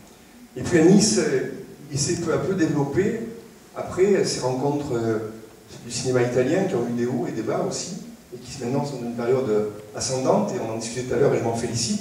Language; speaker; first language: French; native; French